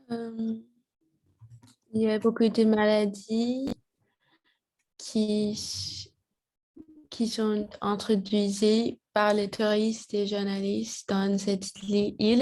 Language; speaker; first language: French; non-native, learner; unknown